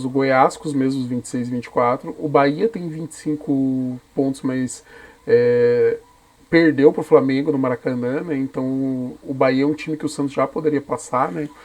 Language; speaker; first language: Portuguese; native; Portuguese